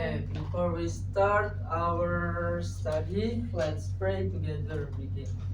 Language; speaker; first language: English; non-native, learner; Indonesian